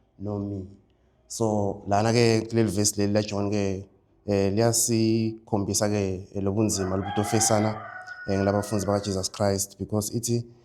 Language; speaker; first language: Zulu; non-native, local second language; Swati